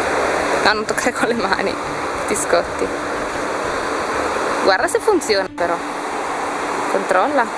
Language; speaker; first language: Italian; native; Italian